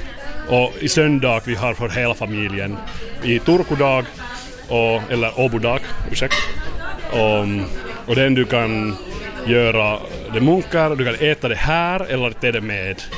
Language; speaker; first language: Swedish; non-native, local second language; Finnish